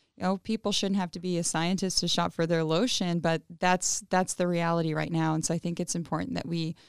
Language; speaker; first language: English; early bilingual, other home language; Spanish